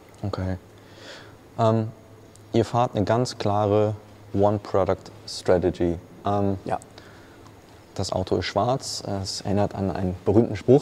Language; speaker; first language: German; native; German